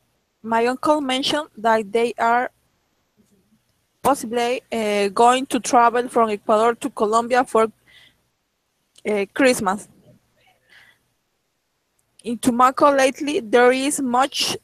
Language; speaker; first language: English; non-native, learner; Spanish